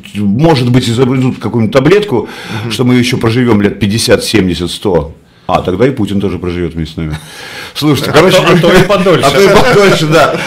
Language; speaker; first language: Russian; native; Russian